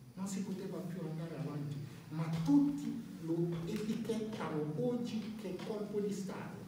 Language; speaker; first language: Italian; non-native, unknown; French